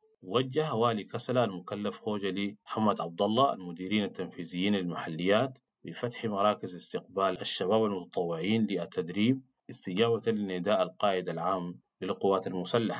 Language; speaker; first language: Arabic; native; Arabic